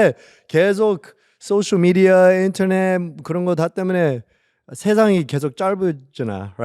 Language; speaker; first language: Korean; early bilingual, heritage; English